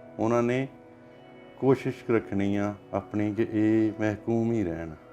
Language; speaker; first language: Punjabi; native; Punjabi